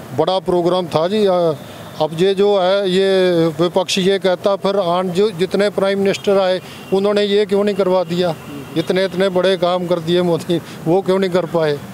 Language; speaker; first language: Hindi; native; Hindi